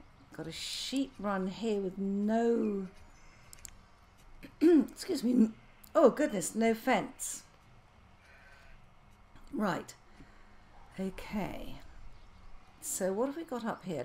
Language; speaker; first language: English; native; English